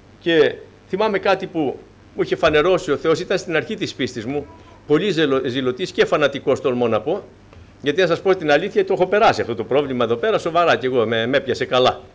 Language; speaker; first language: Greek; native; Greek